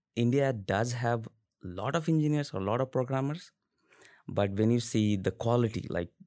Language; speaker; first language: English; non-native, local second language; Hindi